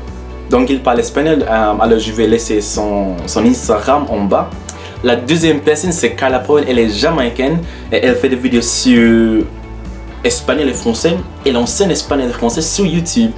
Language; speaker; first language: French; non-native, learner; English